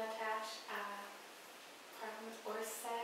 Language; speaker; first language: Hungarian; non-native, learner; English